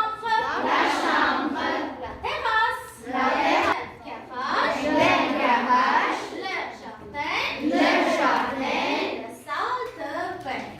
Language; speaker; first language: French; non-native, fluent; Armenian